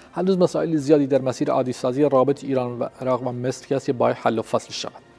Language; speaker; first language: Persian; non-native, local second language; Central Kurdish